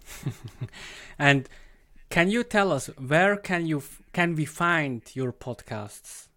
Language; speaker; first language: English; non-native, fluent; Swiss German